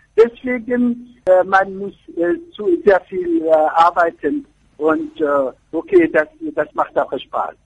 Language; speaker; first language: German; non-native, fluent; Persian